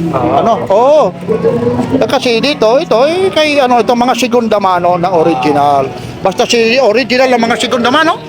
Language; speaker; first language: Filipino; non-native, local second language; Waray